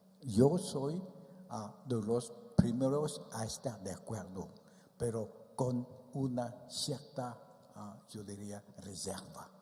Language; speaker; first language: Spanish; non-native, fluent; Vietnamese